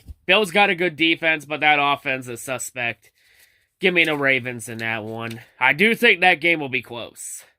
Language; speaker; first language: English; native; English